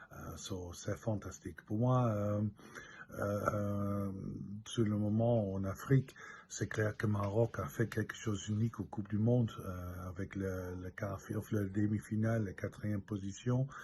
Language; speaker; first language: French; non-native, local second language; Dutch